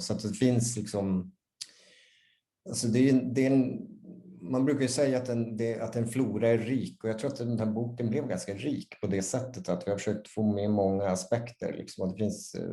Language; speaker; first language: Swedish; native; Swedish